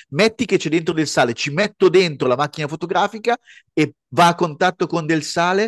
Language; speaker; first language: Italian; native; Italian